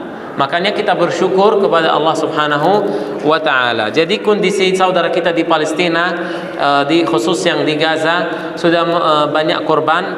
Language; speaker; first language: Indonesian; non-native, fluent; Arabic